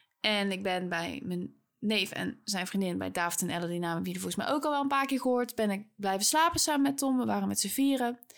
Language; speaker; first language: Dutch; native; Dutch